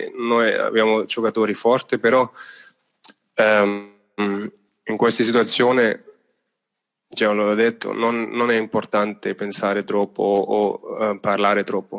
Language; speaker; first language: Italian; non-native, fluent; German